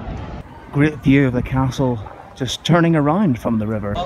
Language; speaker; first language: English; native; English